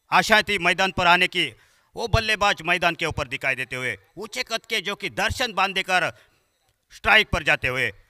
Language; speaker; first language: Hindi; non-native, local second language; Marathi